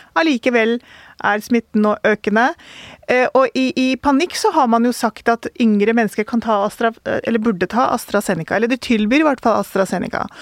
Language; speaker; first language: Norwegian; early bilingual, other home language; Urdu